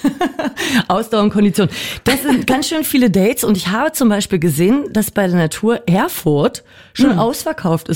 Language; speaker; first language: German; native; German